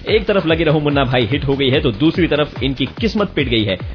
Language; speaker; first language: Hindi; native; Hindi